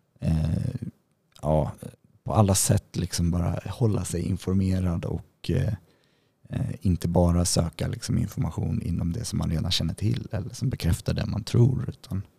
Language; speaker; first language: Swedish; native; Swedish